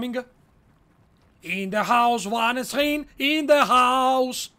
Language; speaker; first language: English; non-native, learner; Italian